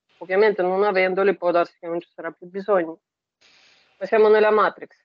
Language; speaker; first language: Italian; non-native, fluent; Russian